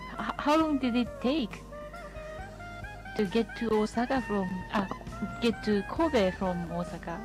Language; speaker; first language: English; non-native, learner; Japanese